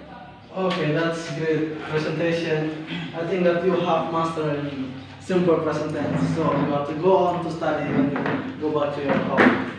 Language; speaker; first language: English; non-native, learner; Indonesian